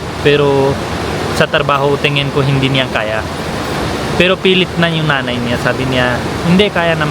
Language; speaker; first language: Filipino; non-native, learner; Punjabi